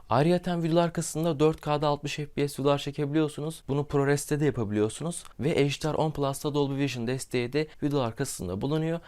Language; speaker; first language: Turkish; native; Turkish